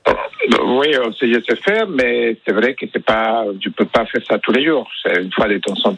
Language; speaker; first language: French; non-native, fluent; Spanish